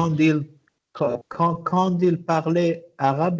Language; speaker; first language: French; non-native, learner; Arabic